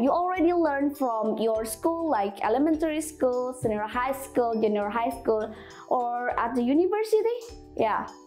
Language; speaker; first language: English; non-native, fluent; Indonesian